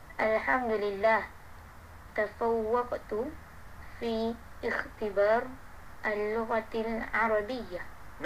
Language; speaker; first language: Arabic; non-native, learner; Malay